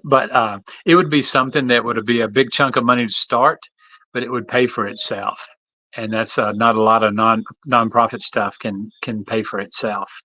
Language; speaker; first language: English; native; English